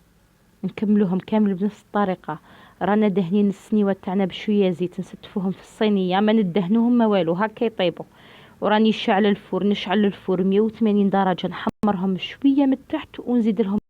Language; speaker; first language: Arabic; native; Arabic